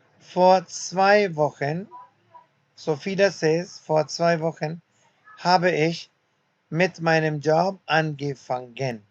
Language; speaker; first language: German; non-native, learner; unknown